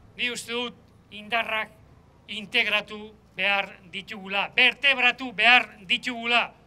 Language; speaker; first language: Basque; native; Basque